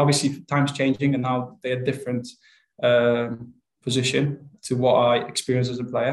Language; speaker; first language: English; non-native, fluent; Polish